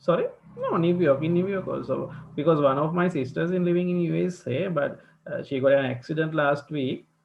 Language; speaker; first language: English; non-native, local second language; Sinhala